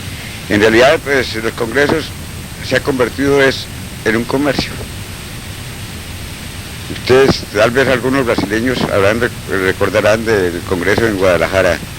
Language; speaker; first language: Spanish; native; Spanish